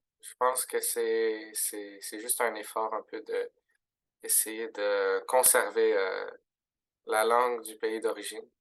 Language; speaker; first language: French; early bilingual, other home language; Arabic